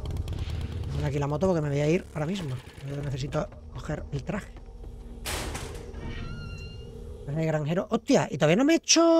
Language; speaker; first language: Spanish; native; Spanish